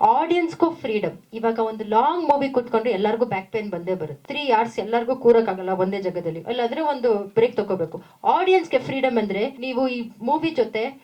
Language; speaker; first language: Kannada; non-native, local second language; Tamil